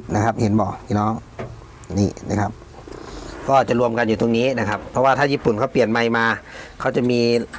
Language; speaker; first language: Thai; non-native, local second language; Northeastern Thai